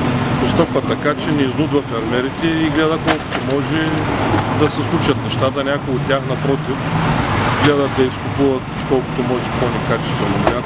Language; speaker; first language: Bulgarian; native; Bulgarian